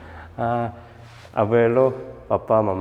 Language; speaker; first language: Spanish; non-native, fluent; Korean